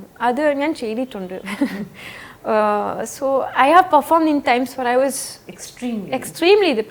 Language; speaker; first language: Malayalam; non-native, fluent; French